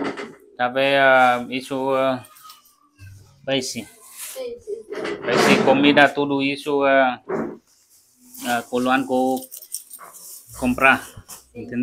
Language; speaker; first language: Portuguese; non-native, learner; Vietnamese